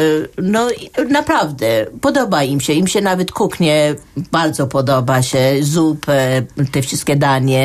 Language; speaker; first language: Polish; non-native, fluent; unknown